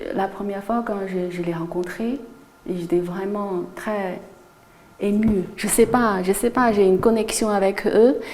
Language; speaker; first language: French; non-native, fluent; Chinese